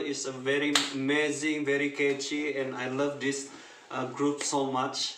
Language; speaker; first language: English; non-native, local second language; Malay